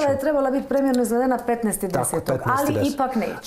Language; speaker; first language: Croatian; native; Croatian